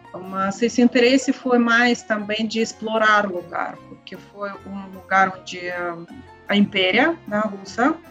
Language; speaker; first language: Portuguese; non-native, learner; Russian